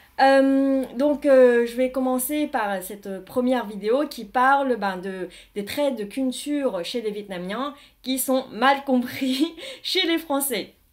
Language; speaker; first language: French; non-native, fluent; Vietnamese